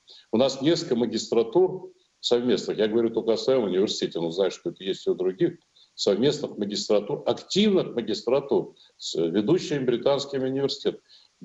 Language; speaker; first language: Russian; native; Russian